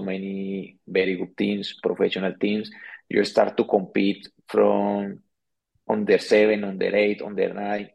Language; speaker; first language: English; non-native, learner; Spanish